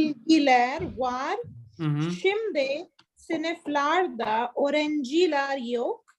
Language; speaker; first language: Turkish; non-native, learner; Urdu